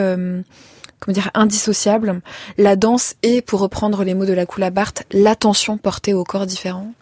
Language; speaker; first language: French; native; French